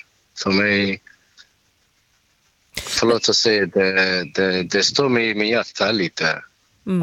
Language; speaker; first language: Swedish; non-native, learner; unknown